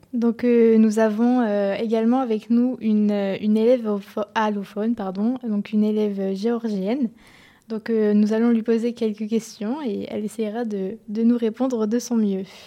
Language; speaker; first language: French; native; French